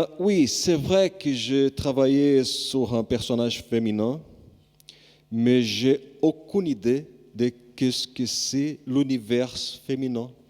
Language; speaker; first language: French; non-native, fluent; Portuguese